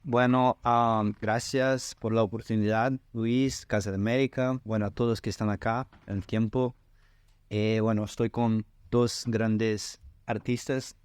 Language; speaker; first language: Spanish; non-native, learner; Portuguese